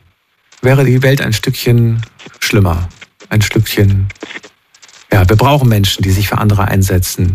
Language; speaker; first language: German; native; German